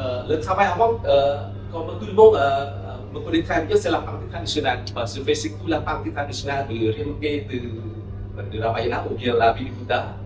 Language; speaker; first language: French; non-native, local second language; Khmer